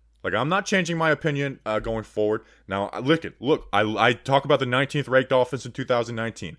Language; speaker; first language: English; native; English